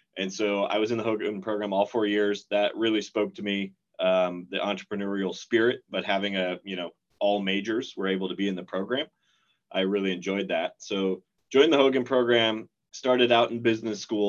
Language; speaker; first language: English; native; English